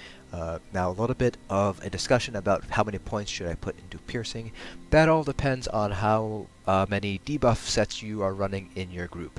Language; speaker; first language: English; native; English